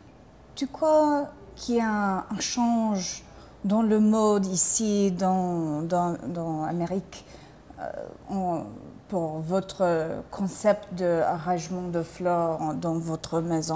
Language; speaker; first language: French; non-native, learner; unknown